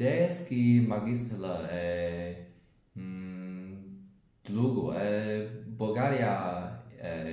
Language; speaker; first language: Bulgarian; non-native, learner; Chinese